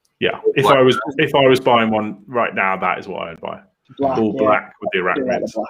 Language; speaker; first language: English; native; English